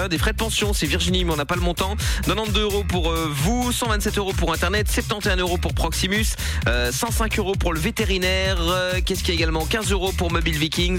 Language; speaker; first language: French; native; French